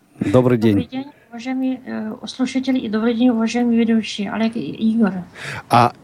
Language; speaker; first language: Russian; non-native, learner; Czech